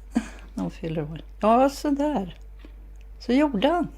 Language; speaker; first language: Swedish; native; Swedish